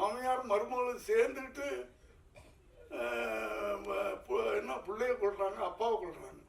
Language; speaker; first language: Tamil; native; Tamil